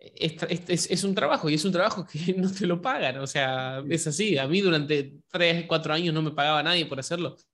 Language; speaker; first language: Spanish; native; Spanish